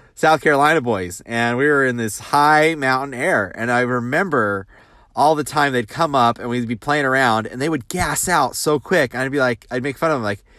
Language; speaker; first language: English; native; English